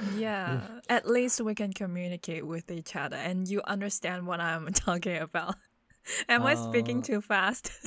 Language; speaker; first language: English; non-native, local second language; Cantonese